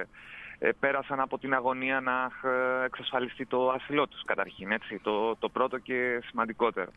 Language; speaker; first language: Greek; native; Greek